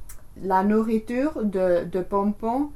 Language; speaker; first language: French; non-native, learner; English